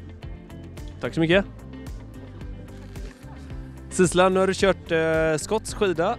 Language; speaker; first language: Swedish; native; Swedish